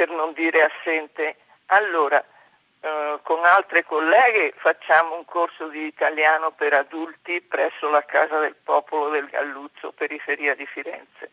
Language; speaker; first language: Italian; native; Italian